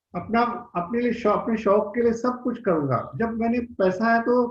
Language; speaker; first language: Hindi; non-native, local second language; Marathi